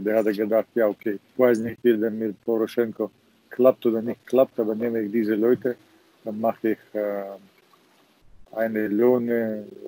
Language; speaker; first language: German; non-native, fluent; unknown